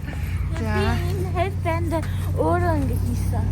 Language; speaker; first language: Mongolian; early bilingual, heritage; Mongolian